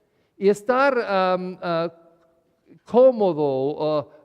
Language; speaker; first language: Spanish; non-native, learner; English